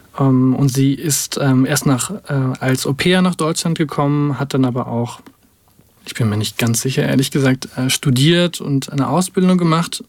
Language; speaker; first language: German; native; German